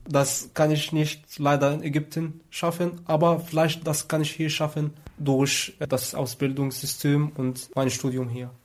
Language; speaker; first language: German; non-native, fluent; Arabic